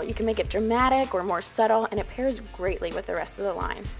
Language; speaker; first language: English; native; English